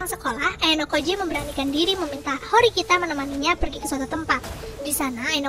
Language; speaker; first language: Indonesian; native; Indonesian